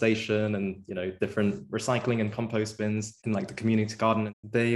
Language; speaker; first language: English; native; English